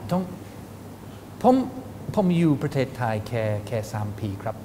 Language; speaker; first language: Thai; non-native, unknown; English